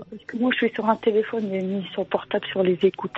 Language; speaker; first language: French; native; French